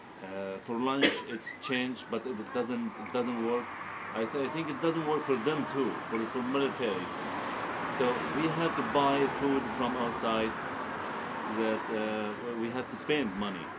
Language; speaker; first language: English; non-native, learner; Arabic